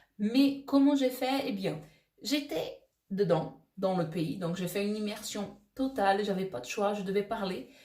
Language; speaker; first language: French; non-native, fluent; Portuguese